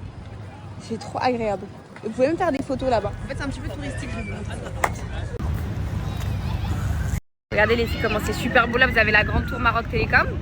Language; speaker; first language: French; native; French